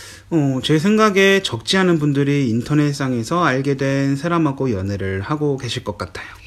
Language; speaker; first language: Korean; native; Korean